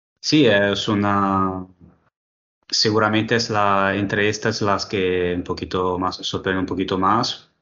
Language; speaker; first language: Spanish; non-native, fluent; Italian